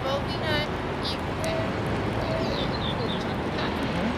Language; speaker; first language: Polish; non-native, learner; Afrikaans